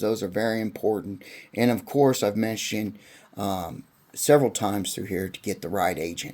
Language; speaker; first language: English; native; English